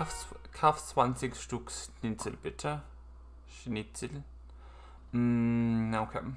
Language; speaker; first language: German; non-native, learner; English